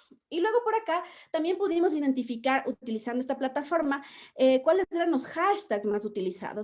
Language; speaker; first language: Spanish; native; Spanish